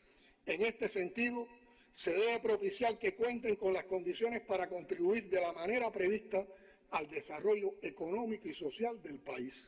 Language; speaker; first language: Spanish; native; Spanish